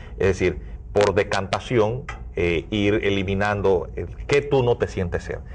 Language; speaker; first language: Spanish; native; Spanish